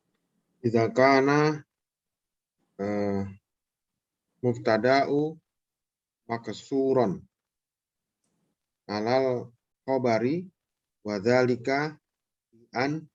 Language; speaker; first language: Arabic; non-native, learner; Indonesian